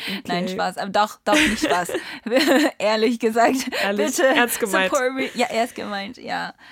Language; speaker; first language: German; non-native, learner; Japanese